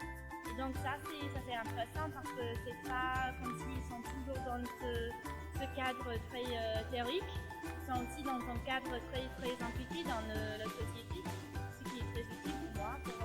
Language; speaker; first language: French; non-native, fluent; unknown